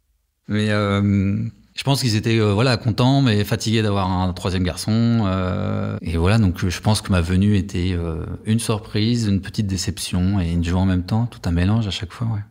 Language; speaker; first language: French; native; French